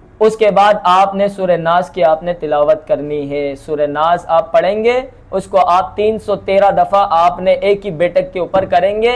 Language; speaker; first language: Urdu; non-native, local second language; Bangla